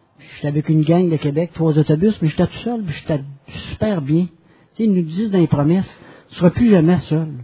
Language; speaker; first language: French; native; French